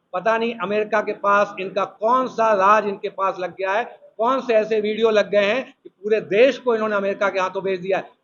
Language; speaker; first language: Hindi; native; Hindi